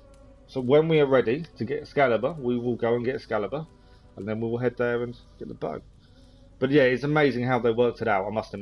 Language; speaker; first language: English; native; English